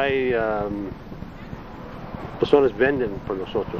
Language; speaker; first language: Spanish; non-native, learner; Italian